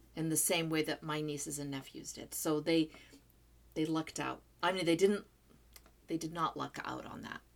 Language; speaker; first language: English; non-native, fluent; Portuguese